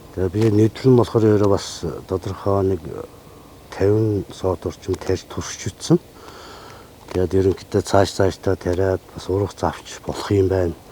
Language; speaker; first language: Mongolian; native; Mongolian